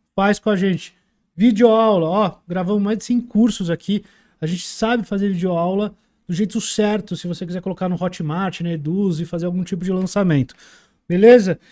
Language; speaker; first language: Portuguese; native; Portuguese